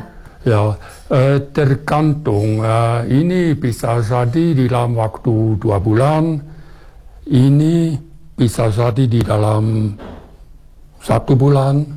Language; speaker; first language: Indonesian; non-native, fluent; German